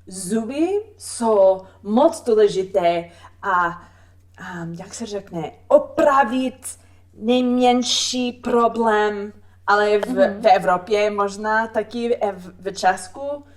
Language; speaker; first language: Czech; non-native, learner; English